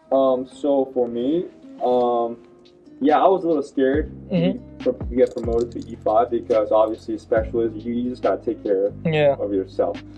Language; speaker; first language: English; non-native, learner; Korean